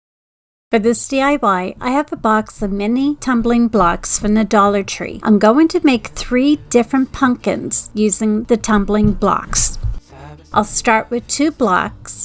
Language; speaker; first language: English; native; English